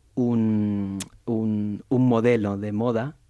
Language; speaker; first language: Spanish; non-native, fluent; Cantonese